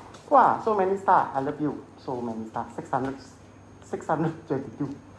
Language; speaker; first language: English; non-native, local second language; Cantonese